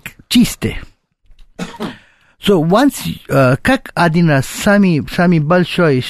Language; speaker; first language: Russian; non-native, learner; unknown